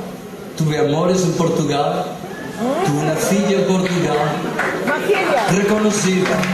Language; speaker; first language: Portuguese; non-native, learner; Spanish